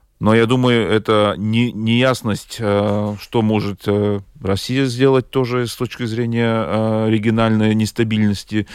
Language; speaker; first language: Russian; non-native, local second language; Latvian